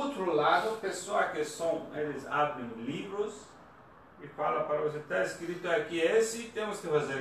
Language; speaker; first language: Portuguese; non-native, learner; Persian